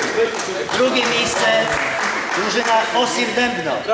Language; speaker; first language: Polish; native; Polish